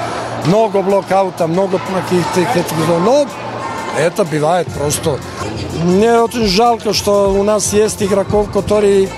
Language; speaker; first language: Russian; non-native, fluent; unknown